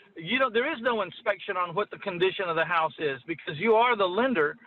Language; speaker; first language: English; native; English